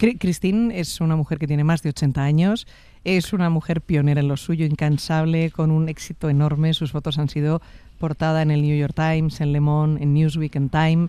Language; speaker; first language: Spanish; native; Spanish